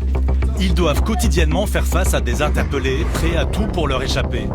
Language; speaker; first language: French; native; French